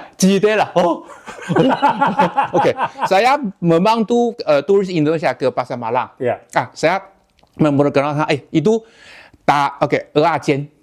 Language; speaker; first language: Indonesian; non-native, learner; Chinese